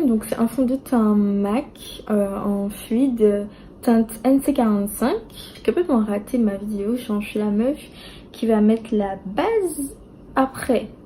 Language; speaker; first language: French; native; French